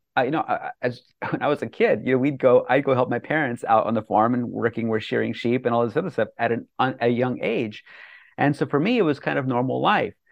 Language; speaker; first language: English; native; English